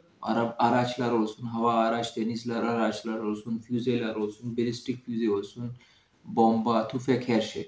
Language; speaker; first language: Turkish; non-native, fluent; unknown